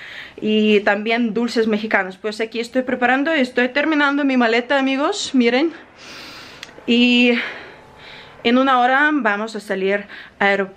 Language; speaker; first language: Spanish; non-native, learner; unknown